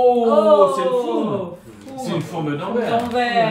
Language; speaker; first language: French; native; French